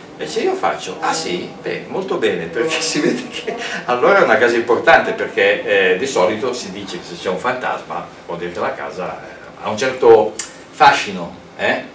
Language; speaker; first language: Italian; native; Italian